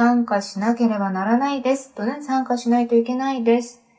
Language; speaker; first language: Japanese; non-native, fluent; Korean